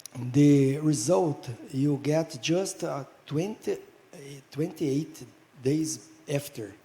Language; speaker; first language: English; non-native, fluent; Portuguese